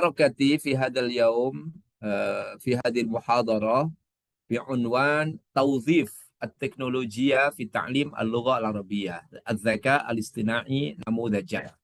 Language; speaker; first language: Arabic; non-native, fluent; Indonesian